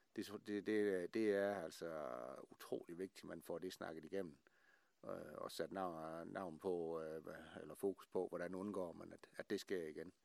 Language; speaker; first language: Danish; native; Danish